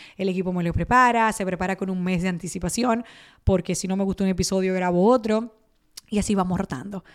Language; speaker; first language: Spanish; early bilingual, other home language; Italian